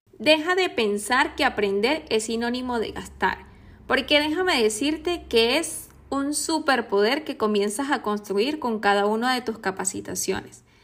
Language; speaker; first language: Spanish; native; Spanish